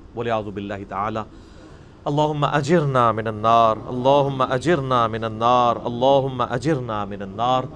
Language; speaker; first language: Urdu; non-native, local second language; Punjabi